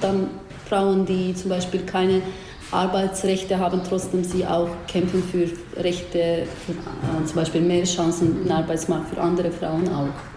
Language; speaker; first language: German; non-native, learner; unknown